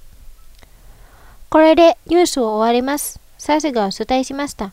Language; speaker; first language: Japanese; non-native, fluent; Indonesian